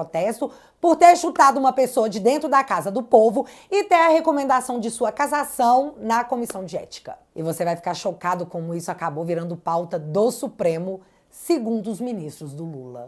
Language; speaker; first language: Portuguese; native; Portuguese